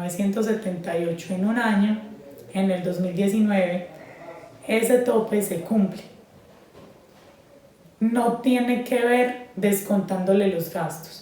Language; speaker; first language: Spanish; native; Spanish